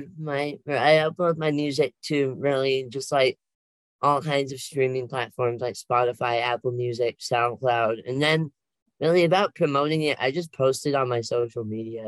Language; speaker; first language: English; native; English